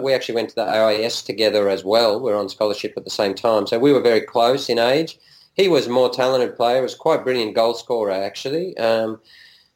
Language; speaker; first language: English; native; English